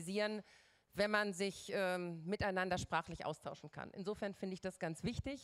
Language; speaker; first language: German; native; German